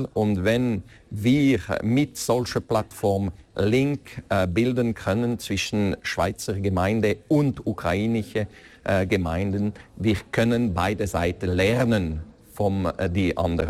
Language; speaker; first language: German; non-native, local second language; French